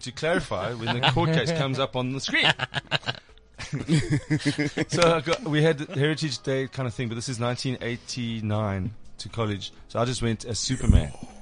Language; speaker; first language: English; native; English